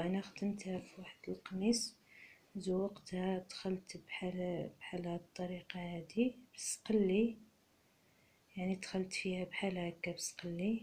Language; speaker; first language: Arabic; native; Arabic